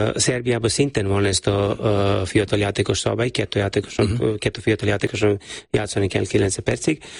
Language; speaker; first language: Hungarian; non-native, fluent; Serbian